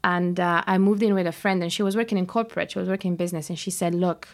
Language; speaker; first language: English; non-native, fluent; Bulgarian